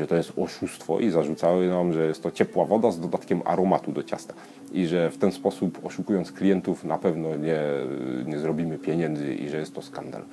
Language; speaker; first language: Polish; native; Polish